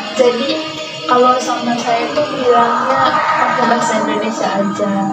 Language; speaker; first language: Indonesian; non-native, local second language; Sundanese